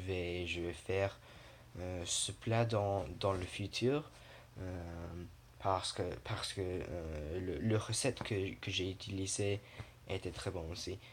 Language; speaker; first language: French; non-native, learner; English